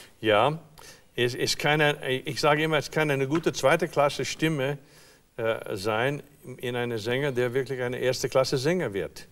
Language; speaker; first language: German; non-native, fluent; English